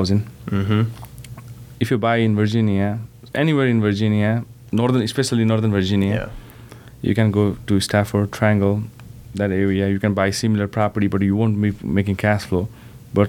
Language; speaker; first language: English; non-native, local second language; Nepali